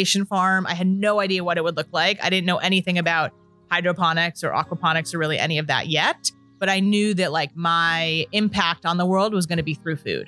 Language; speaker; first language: English; native; English